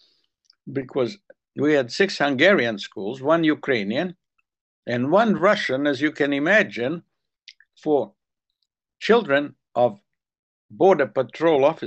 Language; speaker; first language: English; non-native, fluent; Hungarian